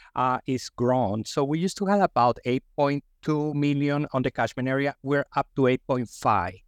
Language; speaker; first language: English; non-native, fluent; Spanish